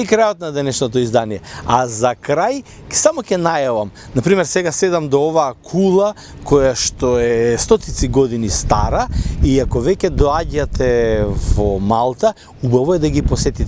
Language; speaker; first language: Macedonian; native; Macedonian